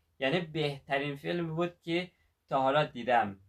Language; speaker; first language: Persian; native; Persian